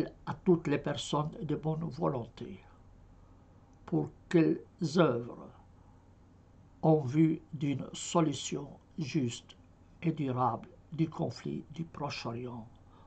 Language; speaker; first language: French; non-native, fluent; Arabic